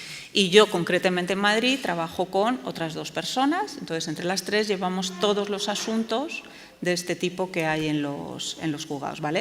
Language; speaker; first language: Spanish; native; Spanish